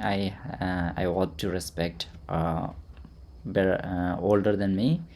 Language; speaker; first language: English; non-native, learner; Hindi